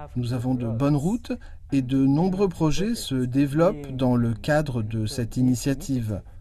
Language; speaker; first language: French; non-native, local second language; Kinyarwanda